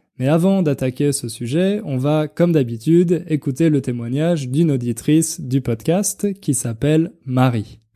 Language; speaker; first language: French; native; French